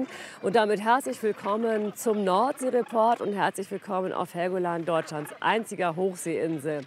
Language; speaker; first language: German; native; German